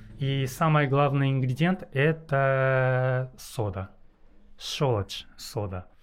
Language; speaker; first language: Russian; non-native, learner; Japanese